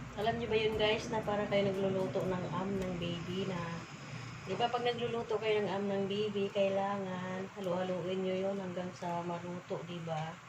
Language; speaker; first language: Filipino; non-native, local second language; Kinaray-a